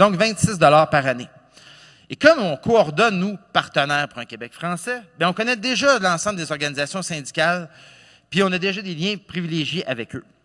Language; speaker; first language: French; native; French